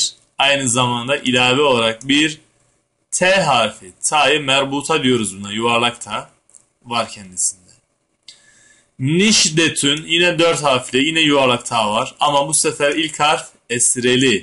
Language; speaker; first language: Turkish; native; Turkish